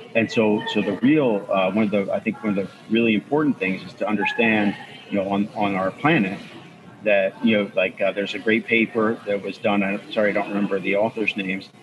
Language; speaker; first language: English; native; English